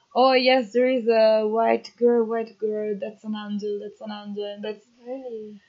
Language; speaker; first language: English; non-native, fluent; Italian